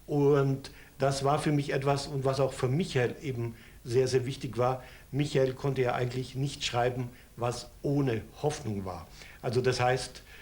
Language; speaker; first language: German; native; German